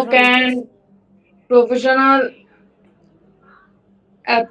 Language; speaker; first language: English; non-native, learner; Bangla